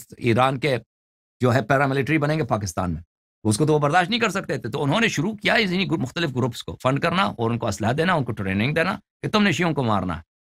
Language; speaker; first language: Urdu; native; Urdu